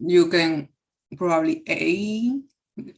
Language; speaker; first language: English; non-native, learner; Spanish